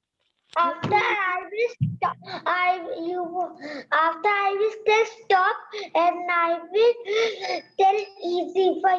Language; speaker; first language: English; non-native, learner; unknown